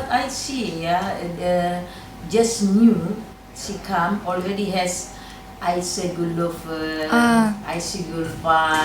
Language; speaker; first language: English; non-native, local second language; Indonesian